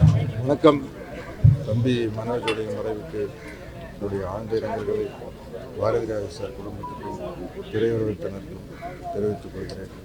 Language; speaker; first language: Tamil; native; Tamil